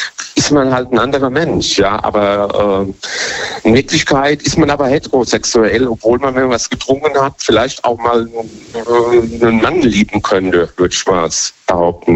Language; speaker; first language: German; native; German